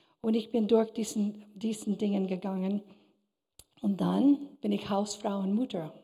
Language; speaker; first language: German; non-native, fluent; English